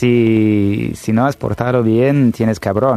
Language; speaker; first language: Spanish; non-native, fluent; English